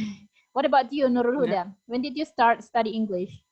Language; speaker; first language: English; non-native, fluent; Indonesian